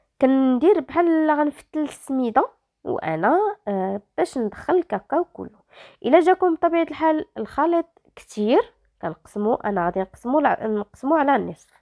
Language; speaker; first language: Arabic; native; Arabic